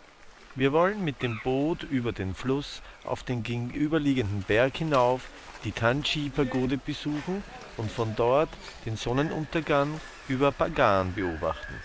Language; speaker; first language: German; native; German